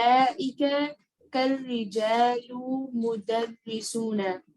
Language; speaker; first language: Arabic; non-native, learner; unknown